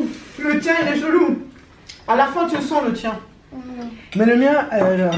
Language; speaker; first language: French; native; French